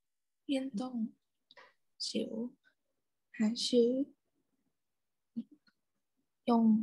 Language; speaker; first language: Chinese; non-native, learner; Thai